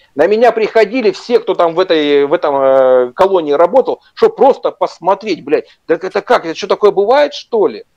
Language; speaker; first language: Russian; native; Russian